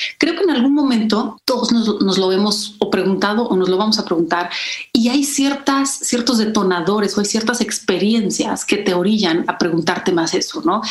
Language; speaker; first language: Spanish; early bilingual, other home language; Polish